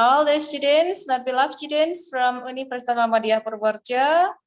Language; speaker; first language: English; non-native, fluent; Indonesian